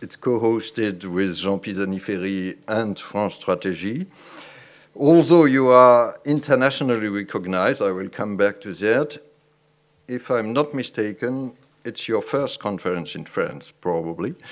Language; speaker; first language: English; non-native, fluent; French